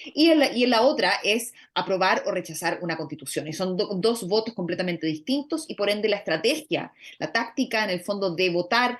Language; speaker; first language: Spanish; native; Spanish